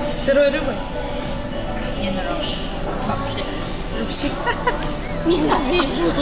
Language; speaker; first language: Russian; non-native, learner; Chinese